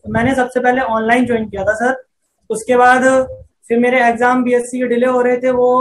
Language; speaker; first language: Hindi; native; Hindi